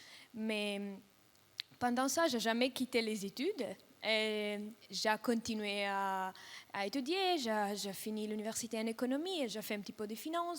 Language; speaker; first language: French; non-native, fluent; Russian